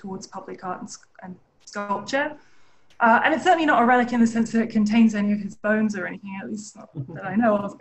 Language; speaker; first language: English; native; English